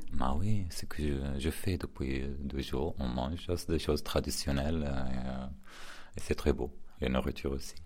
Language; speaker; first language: French; non-native, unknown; Arabic